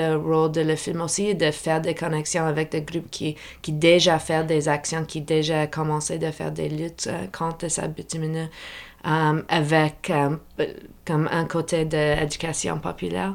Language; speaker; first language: French; non-native, local second language; English